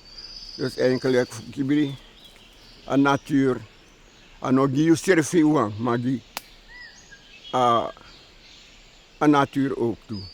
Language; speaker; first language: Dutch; non-native, local second language; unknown